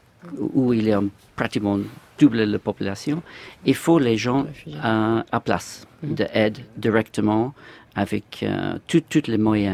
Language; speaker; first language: French; non-native, fluent; English